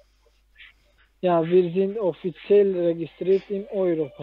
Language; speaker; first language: German; non-native, learner; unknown